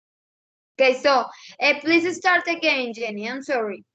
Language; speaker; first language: English; non-native, learner; Spanish